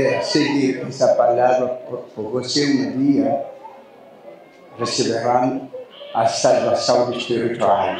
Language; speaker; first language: Portuguese; non-native, learner; Lingala